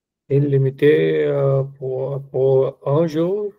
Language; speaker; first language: French; non-native, learner; Punjabi